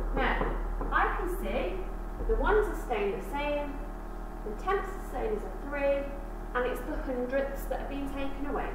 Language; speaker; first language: English; native; English